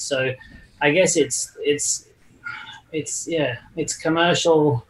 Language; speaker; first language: English; native; English